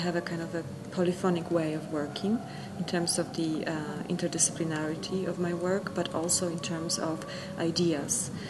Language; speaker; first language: English; non-native, fluent; Polish